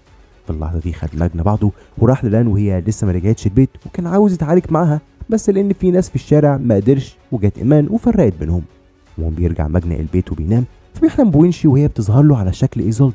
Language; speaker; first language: Arabic; native; Arabic